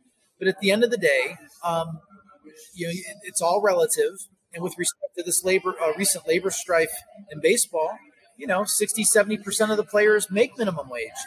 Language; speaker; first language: English; native; English